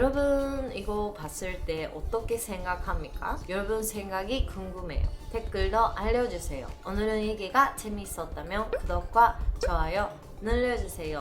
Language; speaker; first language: Korean; non-native, learner; Japanese